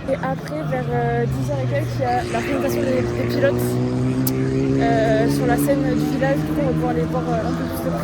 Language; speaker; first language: French; native; French